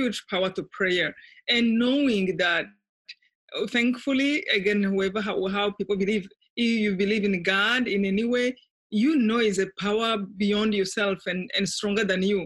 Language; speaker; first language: English; non-native, local second language; Kinyarwanda